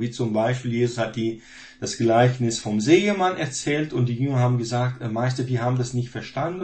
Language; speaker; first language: German; non-native, fluent; Portuguese